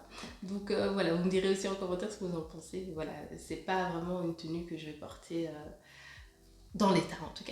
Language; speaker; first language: French; native; French